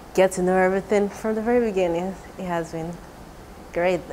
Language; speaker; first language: English; non-native, local second language; Igbo